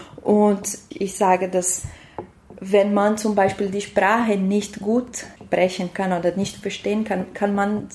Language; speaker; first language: German; non-native, learner; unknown